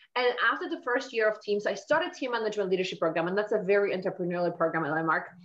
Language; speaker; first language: English; non-native, fluent; Polish